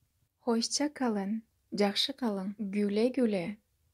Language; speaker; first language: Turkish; non-native, fluent; Kyrgyz